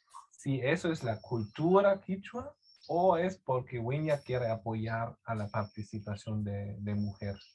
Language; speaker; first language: Spanish; non-native, fluent; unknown